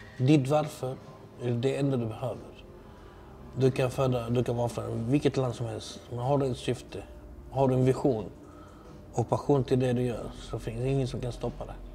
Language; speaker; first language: Swedish; early bilingual, other home language; Arabic